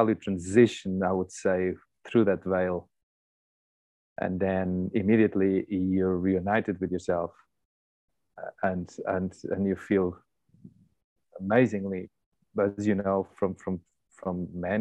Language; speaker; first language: English; non-native, fluent; Portuguese